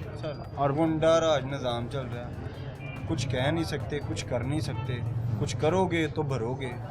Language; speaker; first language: Urdu; non-native, local second language; Punjabi